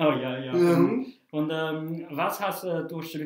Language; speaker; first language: German; non-native, fluent; Chinese